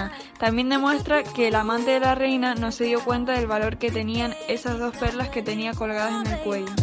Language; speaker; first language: Spanish; native; Spanish